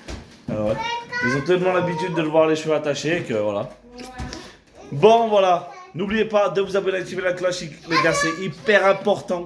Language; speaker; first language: French; native; French